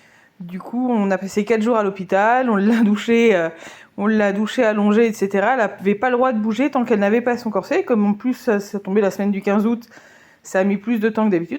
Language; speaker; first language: French; native; French